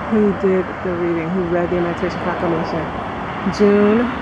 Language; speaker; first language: English; native; English